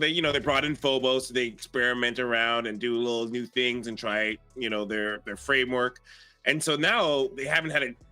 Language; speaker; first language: English; native; English